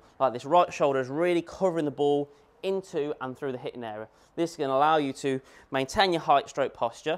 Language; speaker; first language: English; native; English